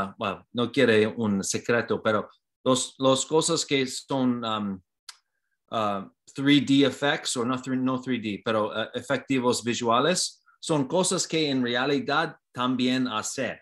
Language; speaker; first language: Spanish; non-native, learner; English